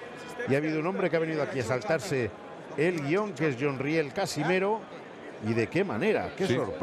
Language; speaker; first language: Spanish; native; Spanish